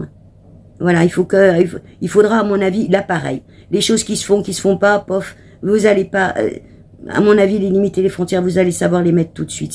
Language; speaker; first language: French; native; French